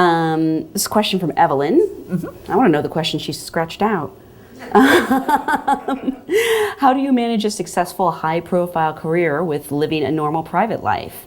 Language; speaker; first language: English; native; English